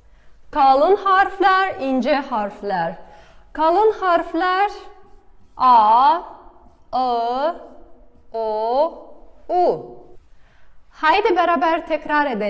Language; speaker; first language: Turkish; non-native, fluent; Kazakh